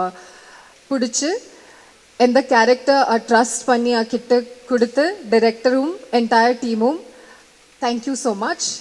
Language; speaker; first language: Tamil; non-native, learner; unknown